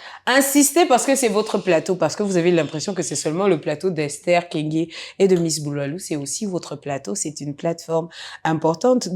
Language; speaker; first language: French; native; French